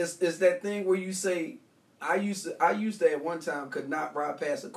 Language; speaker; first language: English; native; English